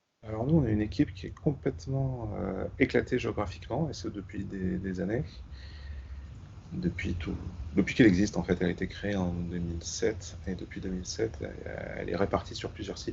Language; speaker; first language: French; native; French